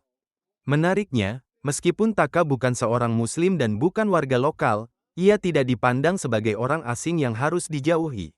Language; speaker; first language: Indonesian; native; Indonesian